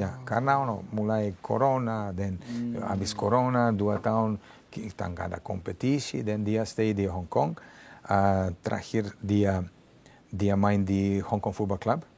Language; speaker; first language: Indonesian; non-native, fluent; Serbian